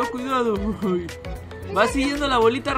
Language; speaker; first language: Spanish; native; Spanish